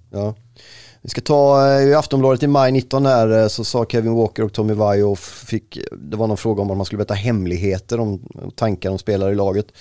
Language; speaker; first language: Swedish; native; Swedish